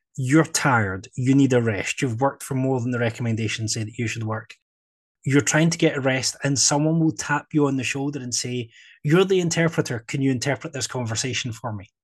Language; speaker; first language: English; native; English